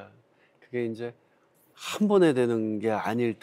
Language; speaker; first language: Korean; native; Korean